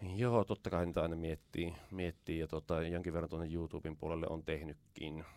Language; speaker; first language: Finnish; native; Finnish